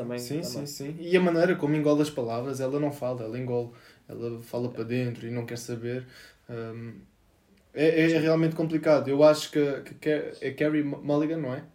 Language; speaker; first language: Portuguese; native; Portuguese